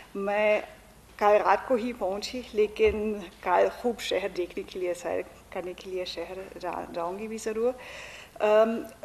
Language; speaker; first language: Urdu; non-native, fluent; German